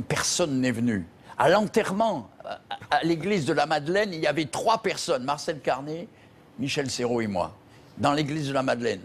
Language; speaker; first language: French; native; French